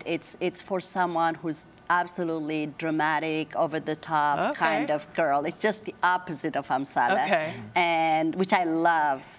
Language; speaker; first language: English; non-native, fluent; Amharic